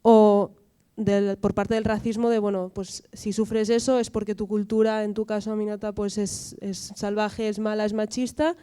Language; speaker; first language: Spanish; native; Spanish